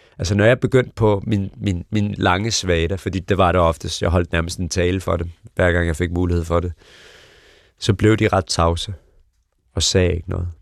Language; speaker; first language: Danish; early bilingual, other home language; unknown